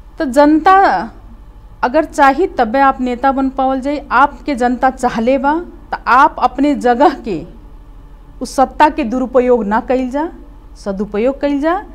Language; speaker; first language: Bhojpuri; native; Bhojpuri